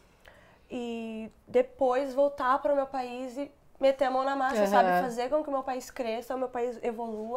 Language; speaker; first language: Portuguese; non-native, local second language; Kabuverdianu